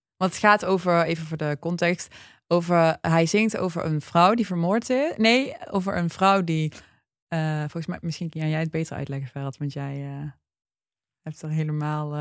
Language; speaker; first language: Dutch; early bilingual, other home language; Turkish